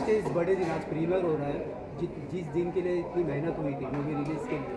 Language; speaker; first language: Hindi; native; Hindi